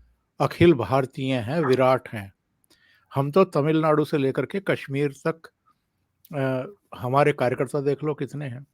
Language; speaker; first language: Hindi; native; Hindi